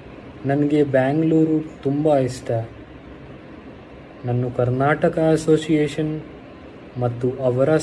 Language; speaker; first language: Kannada; non-native, local second language; Hindi